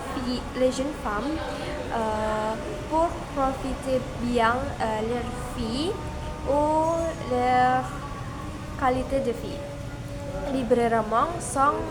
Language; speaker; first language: French; non-native, learner; Indonesian